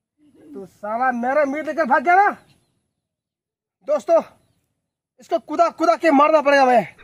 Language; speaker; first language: Hindi; non-native, local second language; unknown